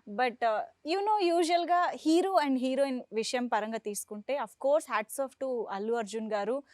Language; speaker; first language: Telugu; native; Telugu